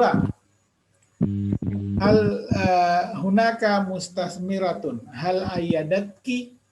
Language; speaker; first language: Arabic; non-native, fluent; Indonesian